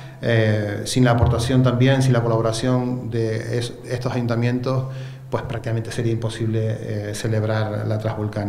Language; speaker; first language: Spanish; native; Spanish